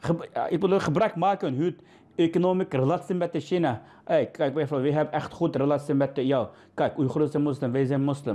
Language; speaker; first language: Dutch; non-native, learner; Uyghur